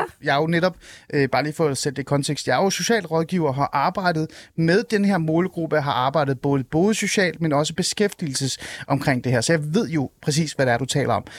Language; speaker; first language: Danish; early bilingual, other home language; Persian